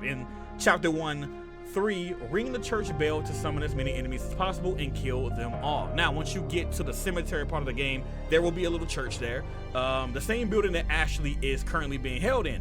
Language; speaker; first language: English; native; English